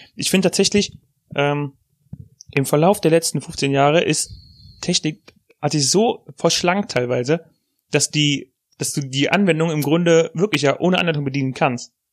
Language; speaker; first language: German; native; German